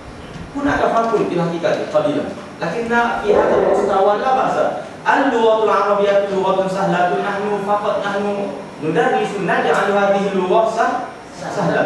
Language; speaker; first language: Arabic; non-native, learner; Malay